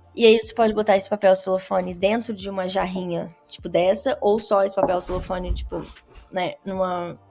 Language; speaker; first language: Portuguese; native; Portuguese